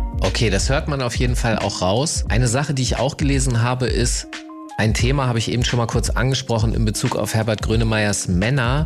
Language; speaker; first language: German; native; German